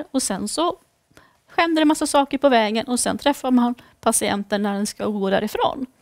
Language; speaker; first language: Swedish; native; Swedish